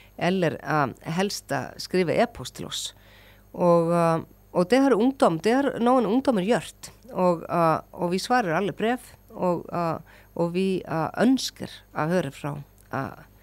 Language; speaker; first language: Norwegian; non-native, fluent; Icelandic